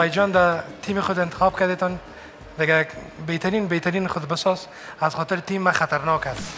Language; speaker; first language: Persian; native; Persian